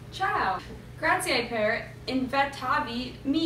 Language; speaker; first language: Italian; non-native, learner; English